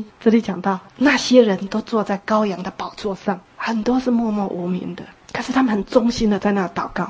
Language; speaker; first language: Chinese; native; Chinese